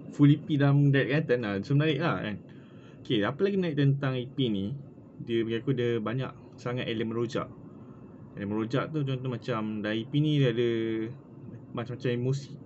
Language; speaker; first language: Malay; native; Malay